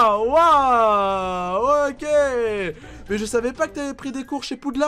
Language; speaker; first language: French; native; French